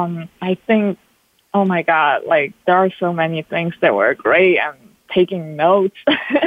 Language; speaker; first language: English; non-native, fluent; Italian